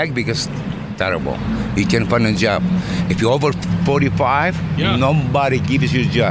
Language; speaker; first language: English; non-native, learner; Greek